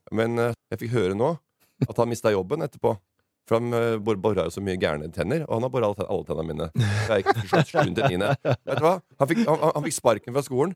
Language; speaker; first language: Norwegian; native; Norwegian